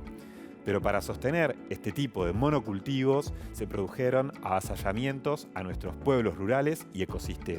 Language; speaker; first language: Spanish; native; Spanish